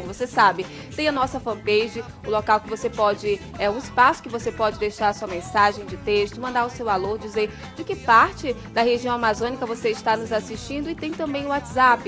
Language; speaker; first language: Portuguese; native; Portuguese